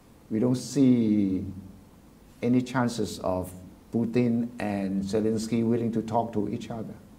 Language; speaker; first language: English; non-native, fluent; Thai